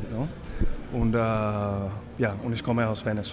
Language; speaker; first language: German; non-native, fluent; Spanish